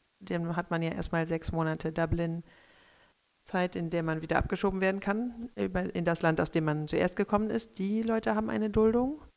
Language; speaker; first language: German; native; German